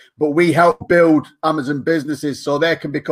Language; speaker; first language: English; native; English